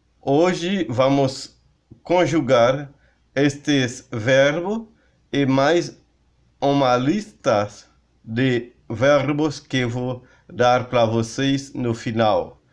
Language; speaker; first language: Portuguese; non-native, learner; Haitian Creole